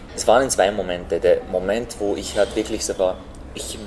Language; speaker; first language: German; non-native, fluent; Arabic